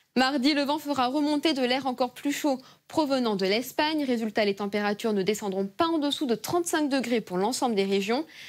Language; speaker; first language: French; native; French